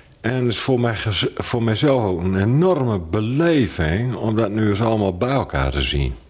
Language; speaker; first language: Dutch; native; Dutch